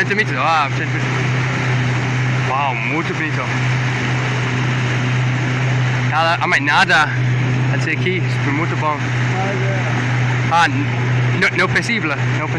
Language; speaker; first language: Portuguese; non-native, learner; English